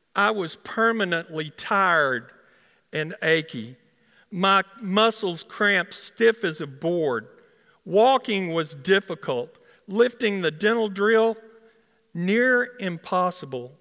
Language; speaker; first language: English; native; English